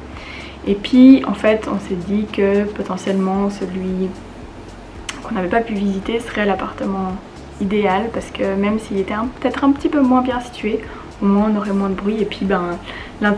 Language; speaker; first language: French; native; French